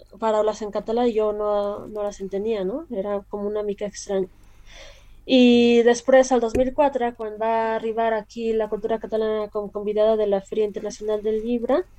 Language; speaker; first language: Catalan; non-native, learner; Spanish